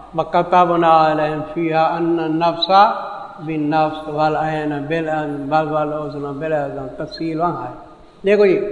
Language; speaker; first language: Urdu; non-native, local second language; Saraiki